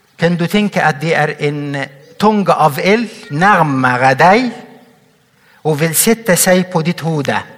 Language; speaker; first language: Norwegian; non-native, fluent; Arabic